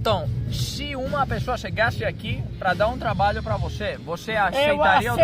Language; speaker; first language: Portuguese; non-native, fluent; Greek